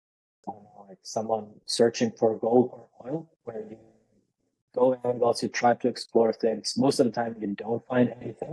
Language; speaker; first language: English; non-native, fluent; Lithuanian